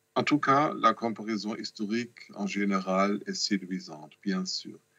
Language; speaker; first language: French; non-native, fluent; German